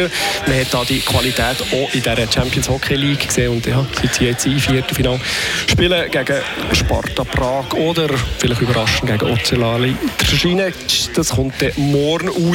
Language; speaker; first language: German; native; German